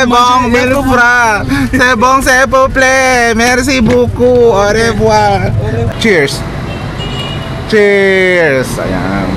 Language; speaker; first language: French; non-native, learner; Filipino